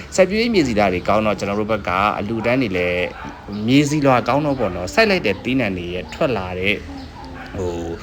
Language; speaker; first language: Burmese; non-native, local second language; Pa'o Karen